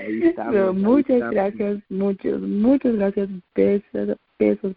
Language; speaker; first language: Spanish; non-native, learner; English